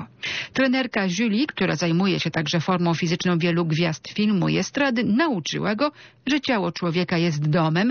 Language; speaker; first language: Polish; native; Polish